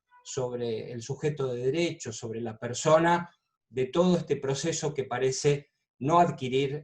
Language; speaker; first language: Spanish; native; Spanish